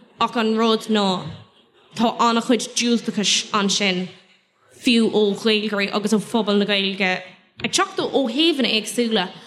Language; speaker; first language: Irish; non-native, local second language; English